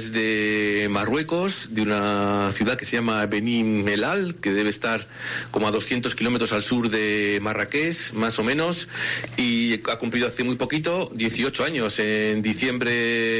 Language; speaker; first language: Spanish; native; Spanish